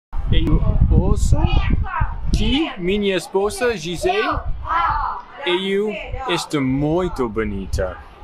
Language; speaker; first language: Portuguese; non-native, learner; English